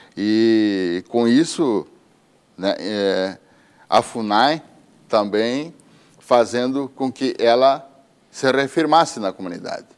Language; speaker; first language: Portuguese; native; Portuguese